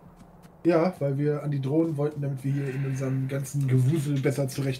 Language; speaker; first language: German; native; German